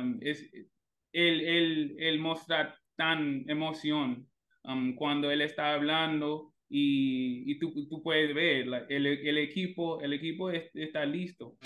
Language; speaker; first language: Spanish; non-native, learner; English